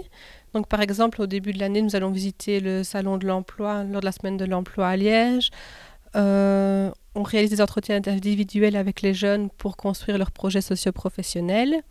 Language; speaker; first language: French; native; French